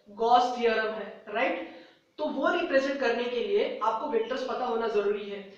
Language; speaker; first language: Hindi; native; Hindi